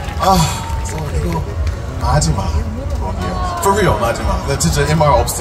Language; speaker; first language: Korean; non-native, learner; English